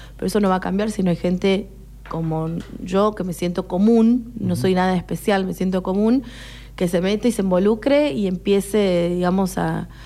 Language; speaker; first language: Spanish; native; Spanish